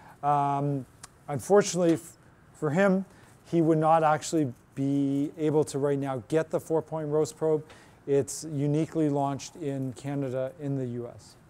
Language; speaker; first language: English; native; English